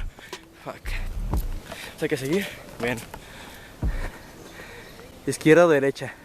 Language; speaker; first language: Spanish; native; Spanish